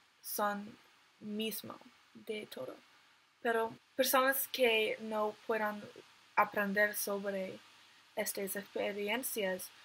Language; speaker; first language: Spanish; non-native, learner; English